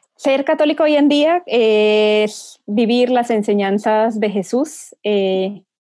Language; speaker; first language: Spanish; native; Spanish